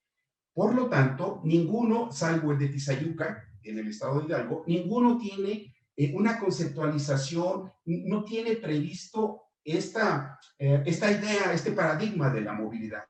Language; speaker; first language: Spanish; native; Spanish